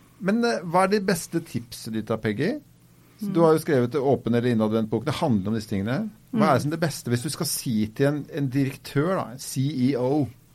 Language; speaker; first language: Norwegian; native; Norwegian